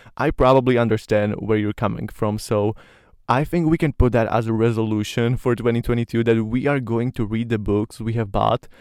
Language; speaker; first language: English; non-native, fluent; Slovak